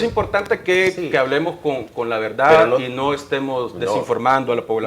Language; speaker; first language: Spanish; native; Spanish